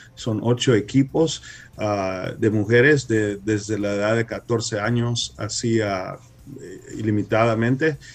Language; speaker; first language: Spanish; early bilingual, heritage; Spanish